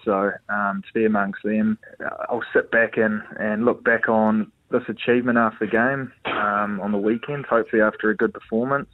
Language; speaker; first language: English; native; English